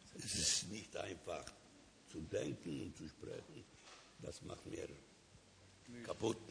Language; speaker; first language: German; non-native, learner; Ladino